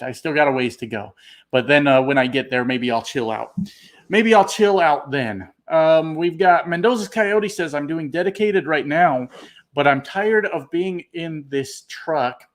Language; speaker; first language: English; native; English